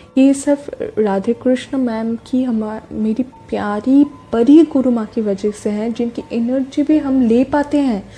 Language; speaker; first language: Hindi; non-native, local second language; Bangla